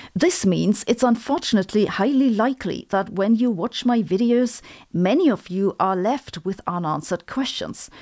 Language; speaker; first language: English; non-native, fluent; German